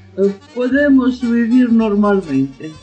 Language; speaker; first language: Spanish; non-native, learner; Ukrainian